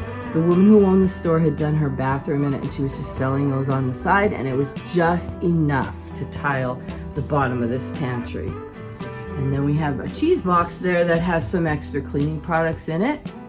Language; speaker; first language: English; native; English